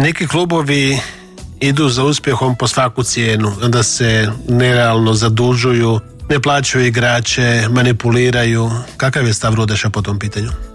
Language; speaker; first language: Bosnian; native; Bosnian